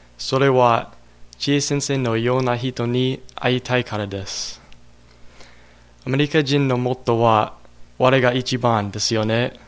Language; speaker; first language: Japanese; non-native, learner; English